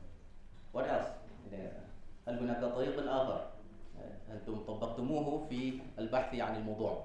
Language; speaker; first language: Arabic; non-native, fluent; Malay